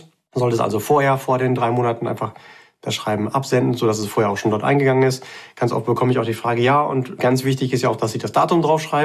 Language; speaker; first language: German; native; German